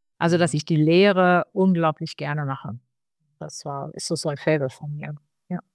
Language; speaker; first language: German; early bilingual, other home language; Arabic